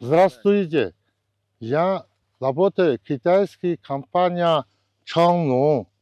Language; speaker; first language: Russian; non-native, learner; Chinese